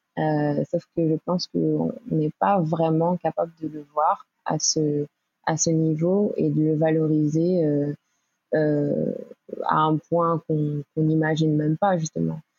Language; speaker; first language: French; native; French